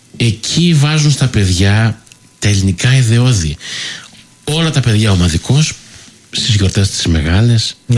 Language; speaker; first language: Greek; early bilingual, heritage; Greek